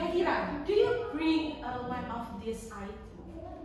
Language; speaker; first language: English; non-native, learner; Indonesian